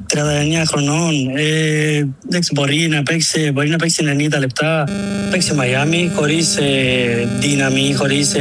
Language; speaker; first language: Greek; non-native, learner; Spanish